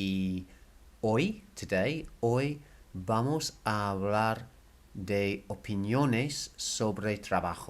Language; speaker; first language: Spanish; non-native, fluent; English